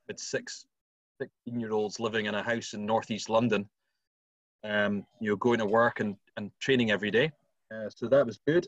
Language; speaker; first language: English; native; English